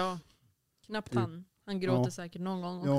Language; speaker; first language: Swedish; native; Swedish